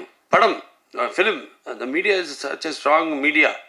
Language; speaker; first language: Tamil; non-native, local second language; Telugu